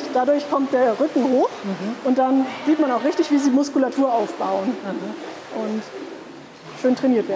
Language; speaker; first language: German; native; German